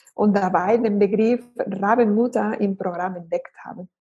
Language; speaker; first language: German; non-native, fluent; Spanish